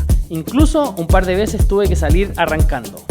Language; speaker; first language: Spanish; native; Spanish